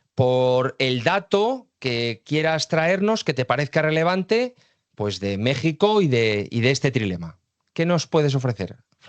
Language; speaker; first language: Spanish; native; Spanish